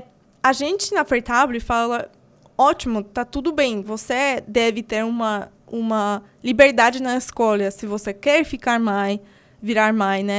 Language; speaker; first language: Portuguese; non-native, fluent; Polish